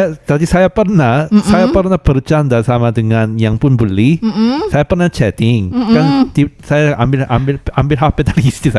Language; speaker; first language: Indonesian; non-native, fluent; Korean